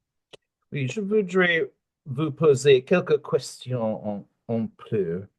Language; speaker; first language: French; non-native, learner; English